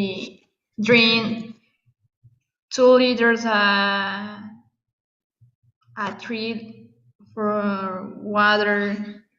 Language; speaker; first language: English; non-native, learner; Spanish